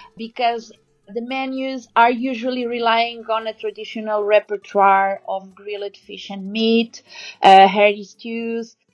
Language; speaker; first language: English; non-native, fluent; Portuguese